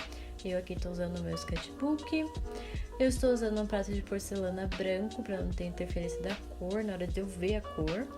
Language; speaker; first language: Portuguese; native; Portuguese